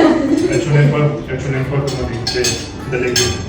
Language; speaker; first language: French; non-native, learner; Hindi